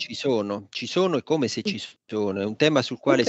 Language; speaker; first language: Italian; native; Italian